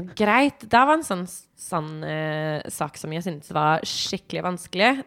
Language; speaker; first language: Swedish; early bilingual, other home language; English